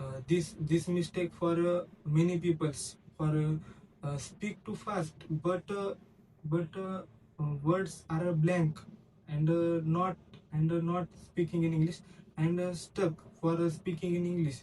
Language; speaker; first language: English; non-native, learner; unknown